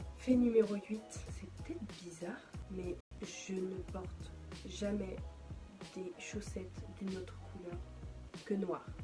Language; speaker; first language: French; native; French